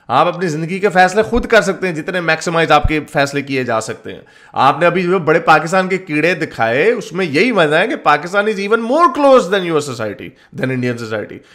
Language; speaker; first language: Urdu; native; Urdu